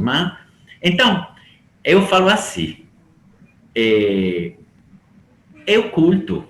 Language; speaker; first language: Portuguese; non-native, fluent; Italian